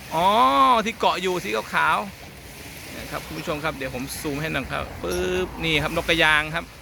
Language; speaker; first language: Thai; native; Thai